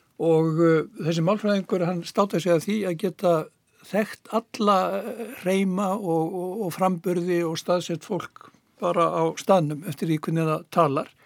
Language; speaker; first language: Icelandic; native; Icelandic